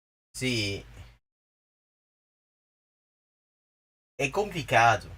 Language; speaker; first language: Portuguese; non-native, fluent; English